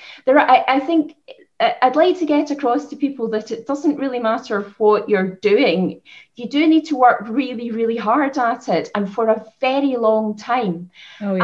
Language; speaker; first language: English; native; English